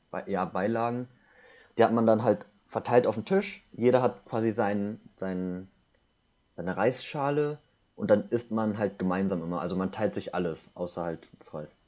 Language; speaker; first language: German; early bilingual, other home language; Korean